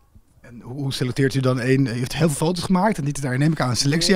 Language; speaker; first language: Dutch; native; Dutch